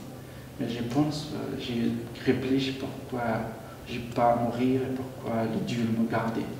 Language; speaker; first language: French; non-native, learner; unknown